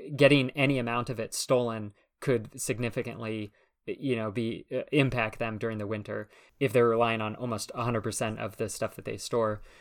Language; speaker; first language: English; native; English